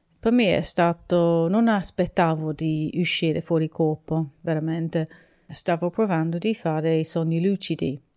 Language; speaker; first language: Italian; non-native, fluent; English